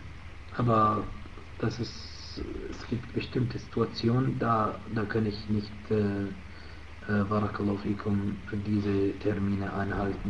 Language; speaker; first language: German; non-native, fluent; Arabic